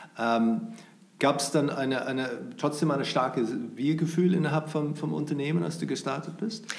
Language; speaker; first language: German; non-native, fluent; English